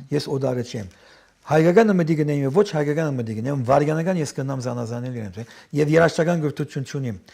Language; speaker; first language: Armenian; early bilingual, heritage; Armenian